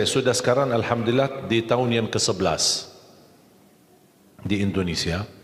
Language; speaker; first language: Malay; non-native, fluent; Arabic